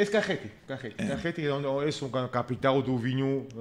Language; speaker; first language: Portuguese; non-native, learner; Georgian